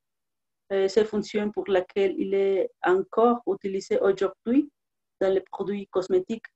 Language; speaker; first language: French; non-native, learner; Spanish